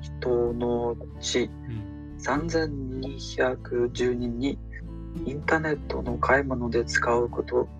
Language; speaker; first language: Japanese; non-native, learner; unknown